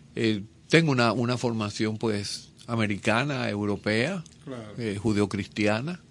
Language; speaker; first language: Spanish; native; Spanish